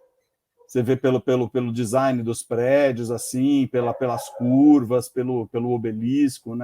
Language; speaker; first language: Portuguese; native; Portuguese